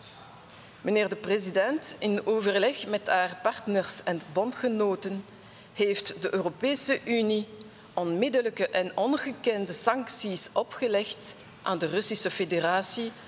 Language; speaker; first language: Dutch; non-native, local second language; French